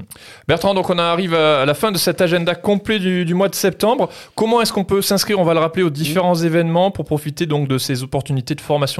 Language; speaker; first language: French; native; French